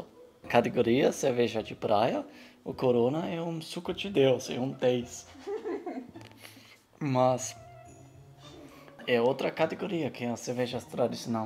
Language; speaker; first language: Portuguese; non-native, learner; German